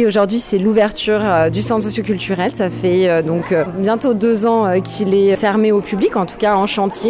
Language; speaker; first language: French; native; French